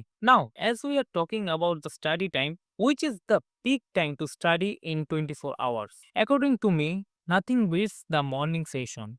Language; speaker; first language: English; non-native, fluent; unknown